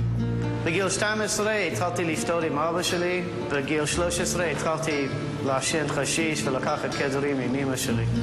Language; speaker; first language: Hebrew; non-native, local second language; English